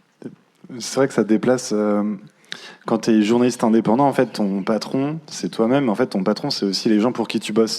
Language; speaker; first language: French; native; French